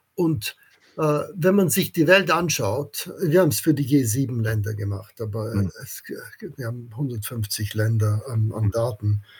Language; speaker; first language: German; non-native, local second language; English